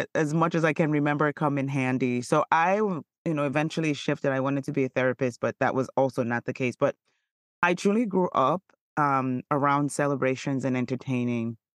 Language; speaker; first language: English; non-native, local second language; Yoruba